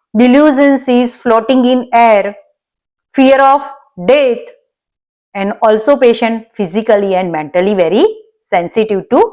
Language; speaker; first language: English; non-native, local second language; Gujarati